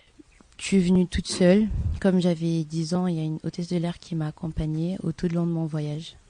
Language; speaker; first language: French; early bilingual, other home language; Portuguese